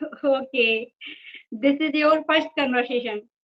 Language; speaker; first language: English; non-native, fluent; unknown